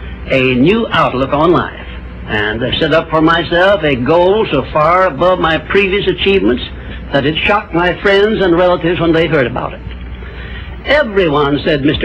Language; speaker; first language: English; native; English